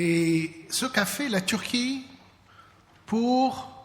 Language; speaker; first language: French; non-native, local second language; Arabic